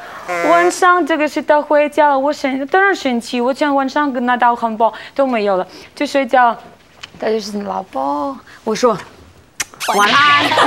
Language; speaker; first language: Chinese; non-native, learner; Russian